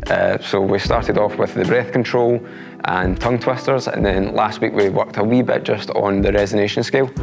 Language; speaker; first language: English; native; English